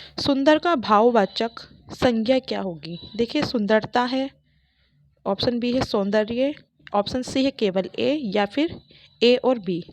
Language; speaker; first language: Hindi; native; Hindi